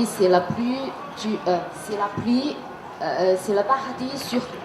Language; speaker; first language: French; non-native, learner; Chinese